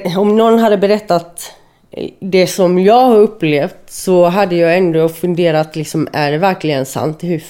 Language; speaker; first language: Swedish; early bilingual, other home language; Spanish